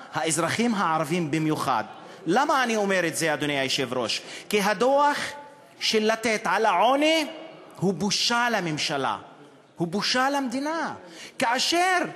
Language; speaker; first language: Hebrew; non-native, local second language; Arabic